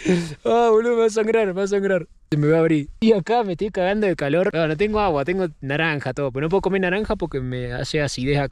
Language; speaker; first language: Spanish; native; Spanish